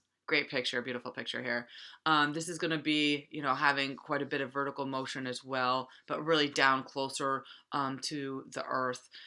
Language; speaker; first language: English; native; English